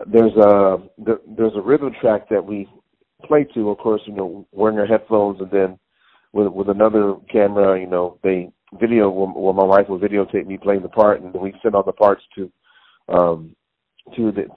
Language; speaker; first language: English; native; English